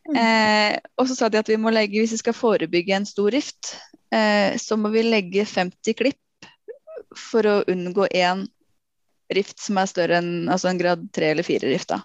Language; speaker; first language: Norwegian; native; Norwegian